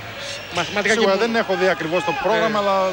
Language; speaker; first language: Greek; native; Greek